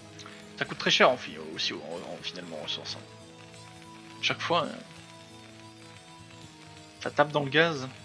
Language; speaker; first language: French; native; French